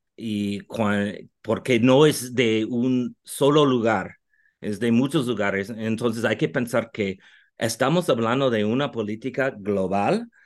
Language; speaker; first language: Spanish; non-native, fluent; English